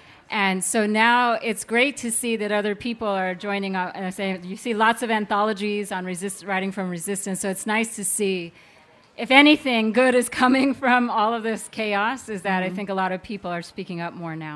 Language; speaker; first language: English; native; English